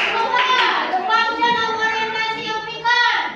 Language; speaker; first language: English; non-native, learner; Indonesian